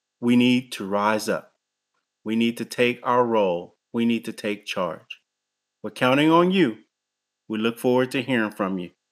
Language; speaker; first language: English; native; English